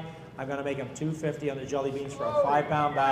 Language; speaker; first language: English; native; English